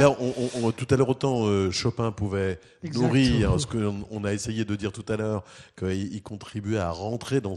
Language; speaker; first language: French; native; French